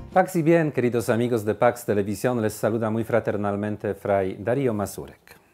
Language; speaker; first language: Spanish; non-native, fluent; Polish